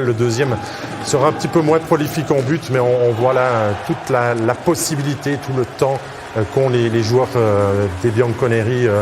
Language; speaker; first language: French; native; French